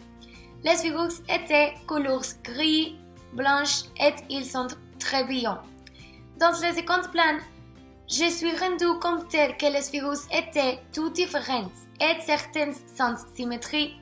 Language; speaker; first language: French; non-native, learner; Spanish